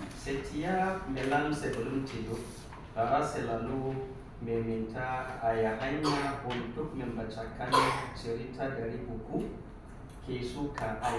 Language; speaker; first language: Indonesian; non-native, learner; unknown